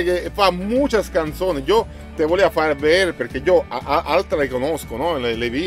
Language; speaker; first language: Spanish; non-native, learner; Italian